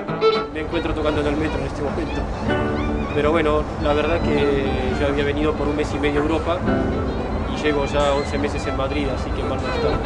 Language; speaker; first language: Spanish; native; Spanish